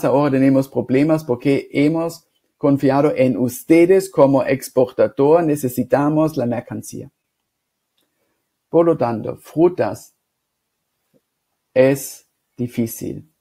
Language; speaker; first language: Spanish; non-native, fluent; German